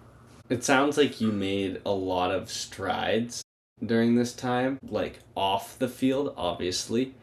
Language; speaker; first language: English; native; English